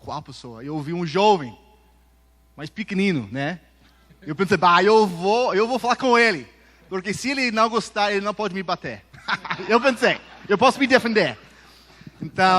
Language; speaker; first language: Portuguese; early bilingual, heritage; Portuguese